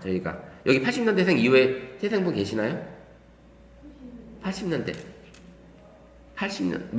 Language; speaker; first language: Korean; native; Korean